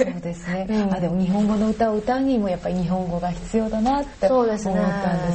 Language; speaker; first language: Japanese; native; Japanese